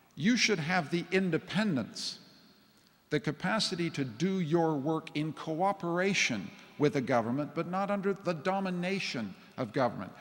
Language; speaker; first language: English; native; English